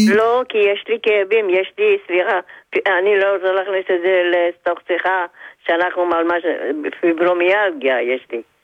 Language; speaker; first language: Hebrew; non-native, fluent; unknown